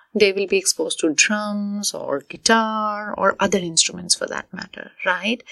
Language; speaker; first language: English; non-native, local second language; Hindi